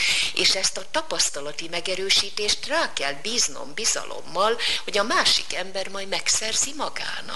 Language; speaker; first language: Hungarian; native; Hungarian